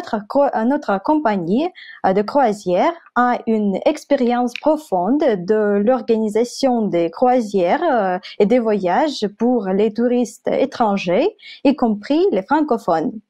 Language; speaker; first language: French; non-native, fluent; Russian